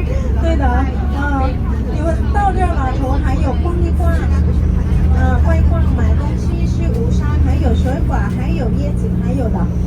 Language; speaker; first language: Chinese; non-native, learner; Thai